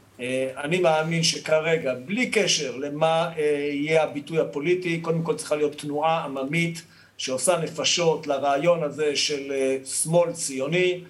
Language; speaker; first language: Hebrew; native; Hebrew